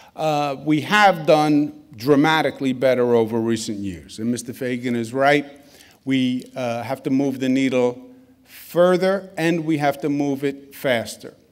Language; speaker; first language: English; native; English